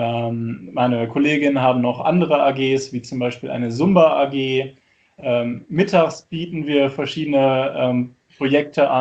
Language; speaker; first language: German; native; German